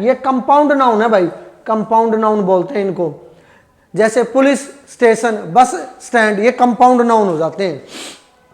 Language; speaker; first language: Hindi; native; Hindi